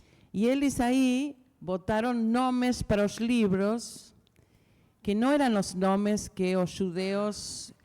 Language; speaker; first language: Portuguese; non-native, fluent; Spanish